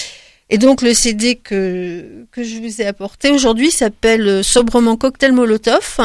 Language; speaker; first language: French; native; French